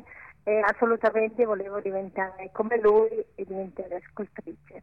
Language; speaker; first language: Italian; non-native, local second language; Ladin